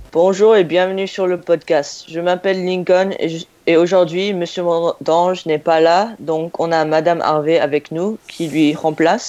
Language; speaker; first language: French; non-native, learner; English